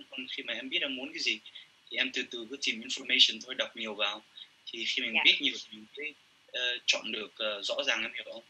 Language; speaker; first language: Vietnamese; early bilingual, heritage; Vietnamese